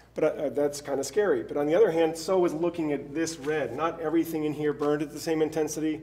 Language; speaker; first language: English; native; English